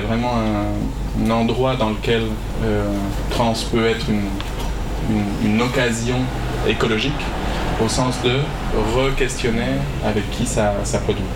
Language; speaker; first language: French; native; French